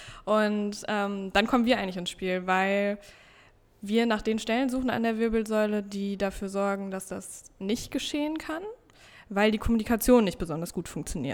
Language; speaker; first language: German; native; German